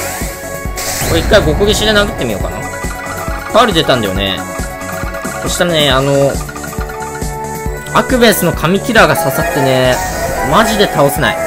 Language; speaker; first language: Japanese; native; Japanese